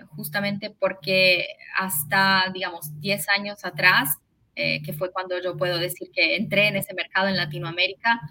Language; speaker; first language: Spanish; early bilingual, heritage; Spanish